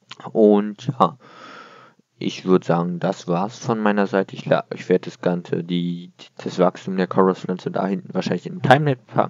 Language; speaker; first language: German; native; German